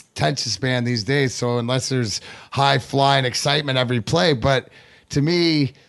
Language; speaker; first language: English; native; English